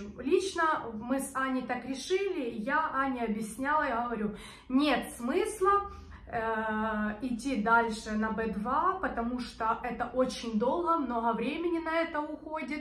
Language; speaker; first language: Russian; native; Russian